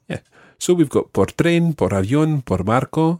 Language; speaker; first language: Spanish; non-native, fluent; English